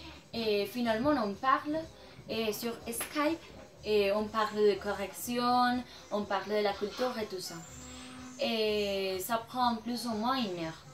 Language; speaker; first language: French; non-native, learner; Spanish